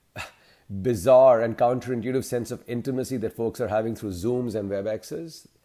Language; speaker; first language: English; non-native, local second language; Hindi